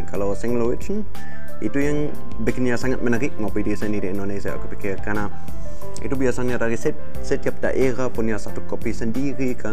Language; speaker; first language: Indonesian; non-native, fluent; German